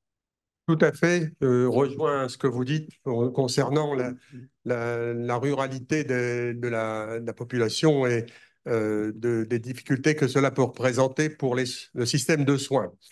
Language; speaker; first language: French; native; French